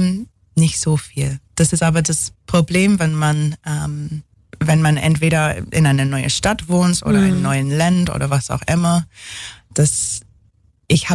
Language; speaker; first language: German; non-native, fluent; English